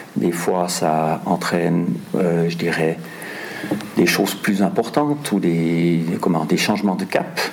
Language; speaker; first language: French; non-native, local second language; German